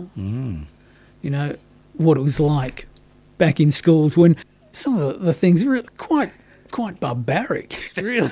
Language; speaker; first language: English; native; English